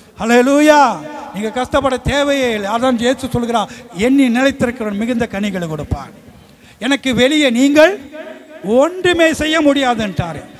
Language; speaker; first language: Tamil; early bilingual, heritage; Tamil